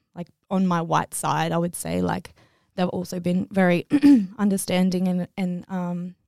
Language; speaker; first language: English; native; English